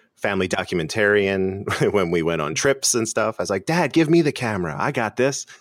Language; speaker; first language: English; native; English